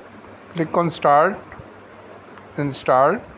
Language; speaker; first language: English; non-native, local second language; Hindi